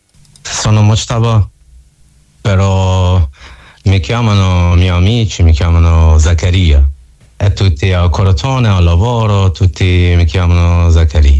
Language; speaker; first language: Italian; non-native, learner; Persian